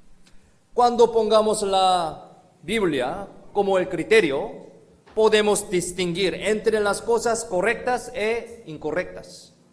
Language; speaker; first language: Spanish; non-native, learner; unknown